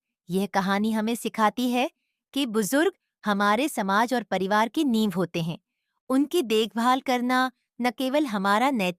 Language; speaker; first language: Hindi; native; Hindi